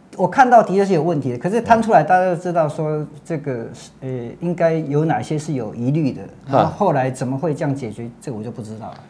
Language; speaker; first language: Chinese; native; Chinese